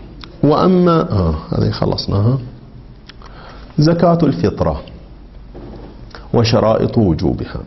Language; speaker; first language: Arabic; native; Arabic